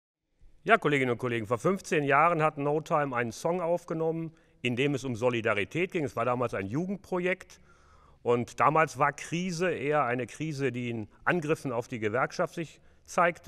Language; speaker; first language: German; native; German